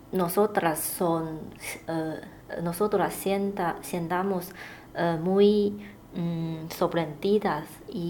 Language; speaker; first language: Spanish; non-native, learner; Chinese